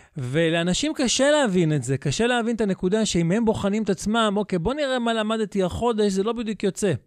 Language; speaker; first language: Hebrew; native; Hebrew